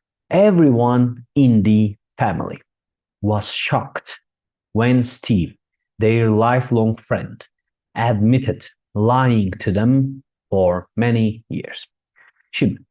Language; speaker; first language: English; non-native, fluent; Turkish